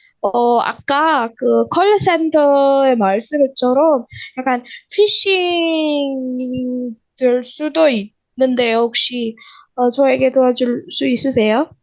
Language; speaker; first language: Korean; non-native, learner; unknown